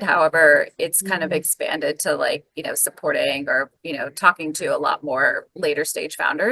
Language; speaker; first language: English; native; English